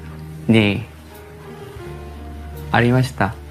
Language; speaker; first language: Japanese; non-native, learner; Korean